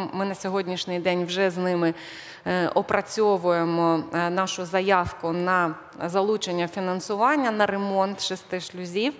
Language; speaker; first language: Ukrainian; native; Ukrainian